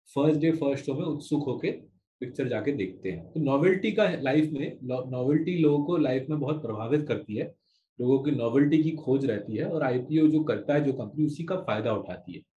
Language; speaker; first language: Hindi; non-native, local second language; Bangla